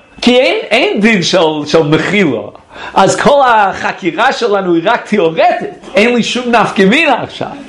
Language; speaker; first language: Hebrew; non-native, fluent; English